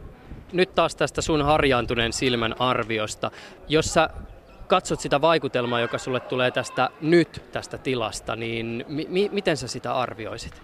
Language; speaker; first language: Finnish; native; Finnish